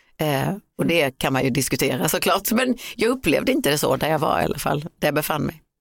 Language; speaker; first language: Swedish; native; Swedish